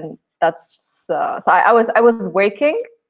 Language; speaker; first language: English; non-native, fluent; Arabic